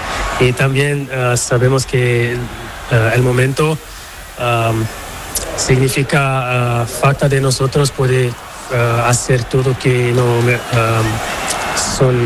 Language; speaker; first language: Spanish; non-native, learner; Portuguese